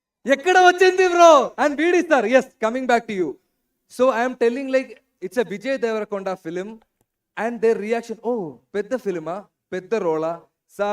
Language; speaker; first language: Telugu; non-native, learner; Malayalam